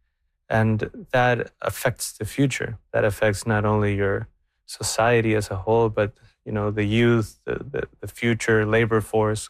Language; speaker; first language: English; non-native, fluent; Spanish